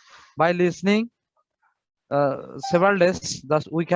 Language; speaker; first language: English; non-native, fluent; Bangla